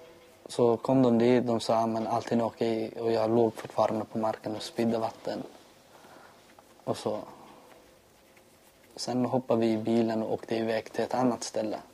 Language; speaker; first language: Swedish; non-native, local second language; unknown